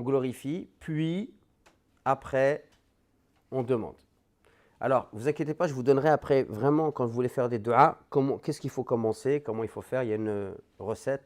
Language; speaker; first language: French; native; French